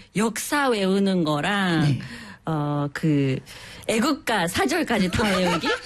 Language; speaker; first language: Korean; non-native, fluent; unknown